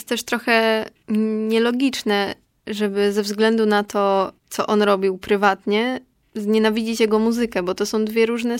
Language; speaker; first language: Polish; native; Polish